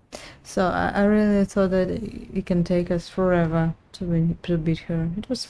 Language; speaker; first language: English; non-native, learner; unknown